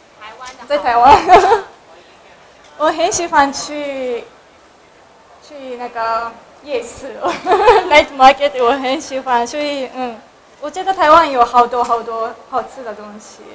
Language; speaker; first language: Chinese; non-native, learner; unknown